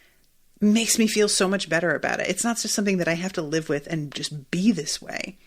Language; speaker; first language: English; native; English